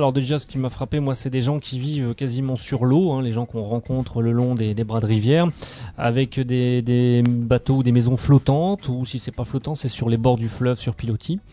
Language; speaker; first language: French; native; French